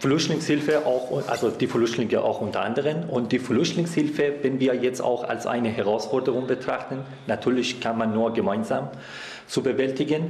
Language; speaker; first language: German; non-native, fluent; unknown